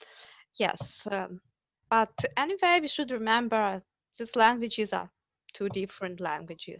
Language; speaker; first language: English; non-native, fluent; Ukrainian